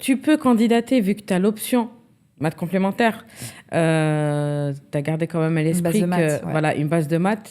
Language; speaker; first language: French; native; French